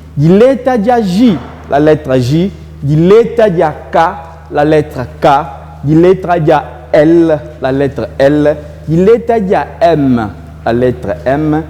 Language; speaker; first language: French; non-native, local second language; Luba-Lulua